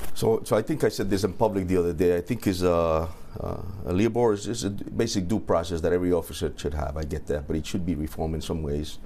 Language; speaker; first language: English; early bilingual, other home language; Spanish